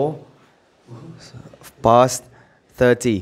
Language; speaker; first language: English; non-native, learner; Indonesian